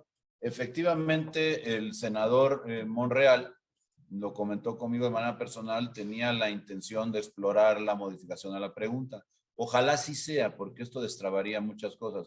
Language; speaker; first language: Spanish; native; Spanish